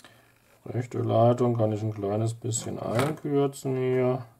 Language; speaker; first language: German; native; German